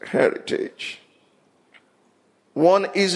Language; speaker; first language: English; non-native, local second language; Yoruba